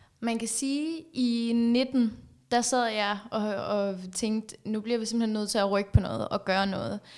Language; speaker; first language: Danish; early bilingual, other home language; Persian